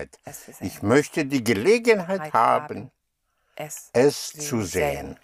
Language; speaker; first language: German; non-native, fluent; English